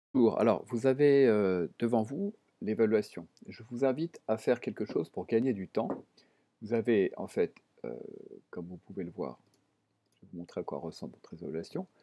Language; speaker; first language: French; native; French